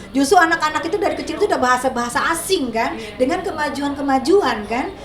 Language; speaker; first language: Indonesian; native; Indonesian